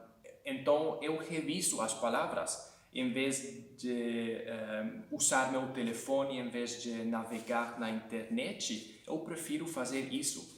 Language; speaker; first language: Portuguese; non-native, fluent; Hungarian